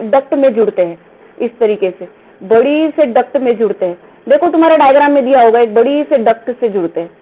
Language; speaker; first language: Hindi; non-native, local second language; Marathi